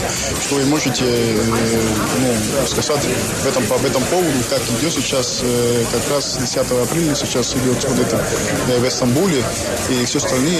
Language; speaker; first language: Russian; non-native, fluent; Spanish